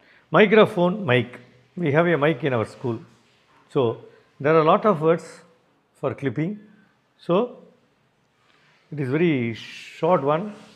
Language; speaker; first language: English; non-native, local second language; Tamil